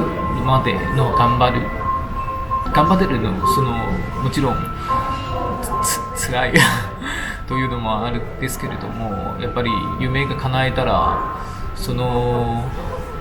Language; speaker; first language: Japanese; non-native, fluent; Chinese